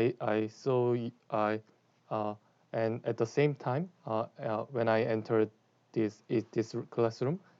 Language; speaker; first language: English; non-native, learner; Korean